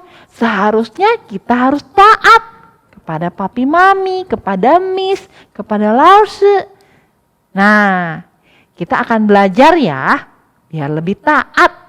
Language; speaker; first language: Indonesian; native; Indonesian